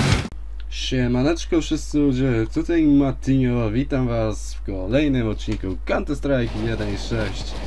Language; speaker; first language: Polish; native; Polish